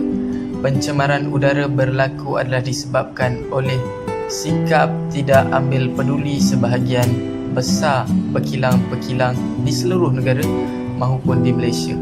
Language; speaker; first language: Malay; native; Malay